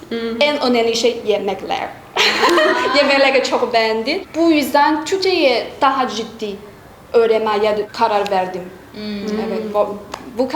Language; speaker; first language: Turkish; non-native, learner; Chinese